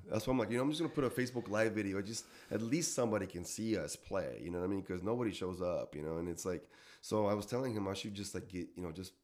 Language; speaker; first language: English; non-native, fluent; Spanish